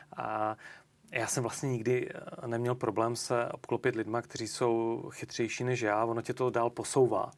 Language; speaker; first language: Czech; native; Czech